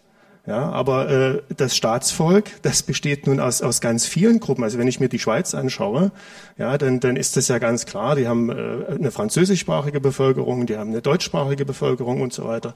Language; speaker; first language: German; native; German